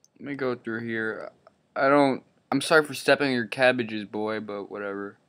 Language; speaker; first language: English; native; English